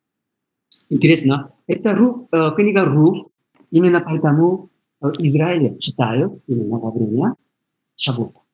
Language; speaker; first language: Russian; non-native, learner; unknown